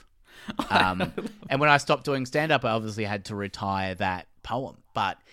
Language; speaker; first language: English; native; English